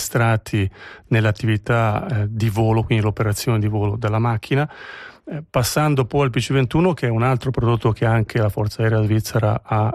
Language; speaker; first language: Italian; native; Italian